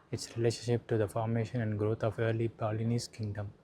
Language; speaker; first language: English; non-native, local second language; Tamil